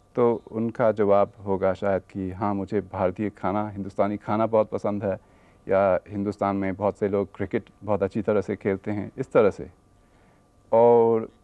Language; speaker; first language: Hindi; non-native, fluent; English